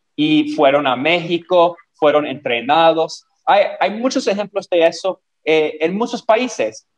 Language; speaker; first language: Spanish; non-native, fluent; English